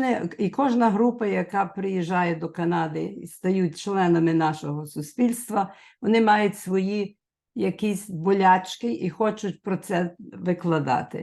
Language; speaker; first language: Ukrainian; early bilingual, heritage; Ukrainian